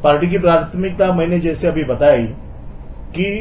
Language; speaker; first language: Hindi; non-native, local second language; Marathi